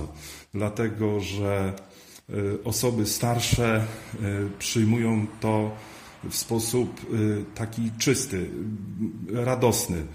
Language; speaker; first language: Polish; native; Polish